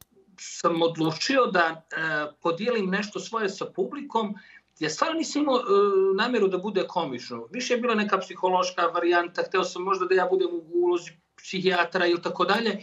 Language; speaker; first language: Serbian; native; Serbian